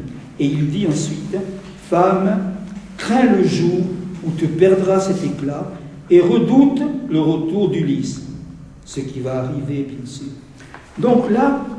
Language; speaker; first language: French; native; French